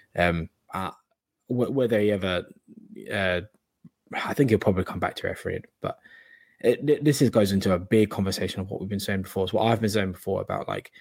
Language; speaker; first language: English; native; English